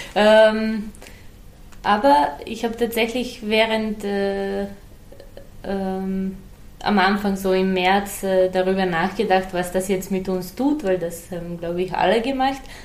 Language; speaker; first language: German; non-native, fluent; Serbian